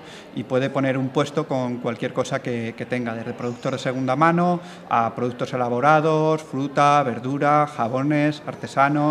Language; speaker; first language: Spanish; native; Spanish